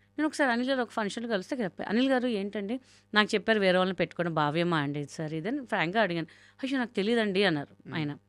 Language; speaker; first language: Telugu; non-native, local second language; Hindi